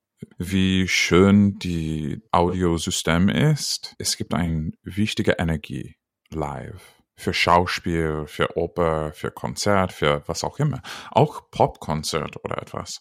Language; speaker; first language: German; non-native, fluent; English